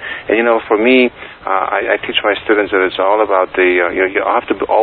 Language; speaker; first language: English; non-native, fluent; Polish